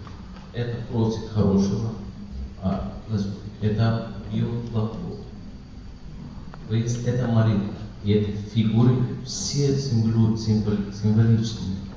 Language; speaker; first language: Russian; non-native, learner; Persian